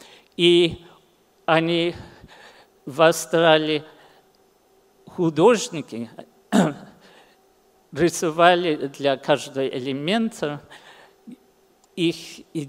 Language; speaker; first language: Russian; early bilingual, heritage; English